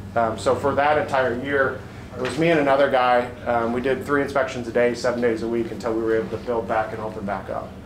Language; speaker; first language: English; native; English